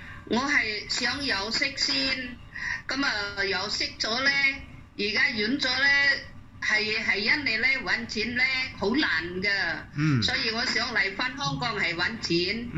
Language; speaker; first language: Cantonese; non-native, fluent; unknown